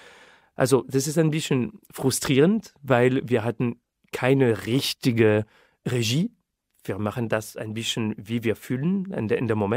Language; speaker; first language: German; non-native, fluent; French